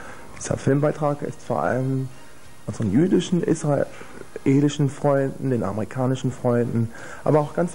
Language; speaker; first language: German; native; German